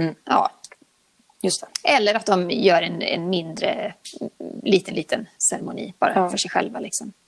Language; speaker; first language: Swedish; native; Swedish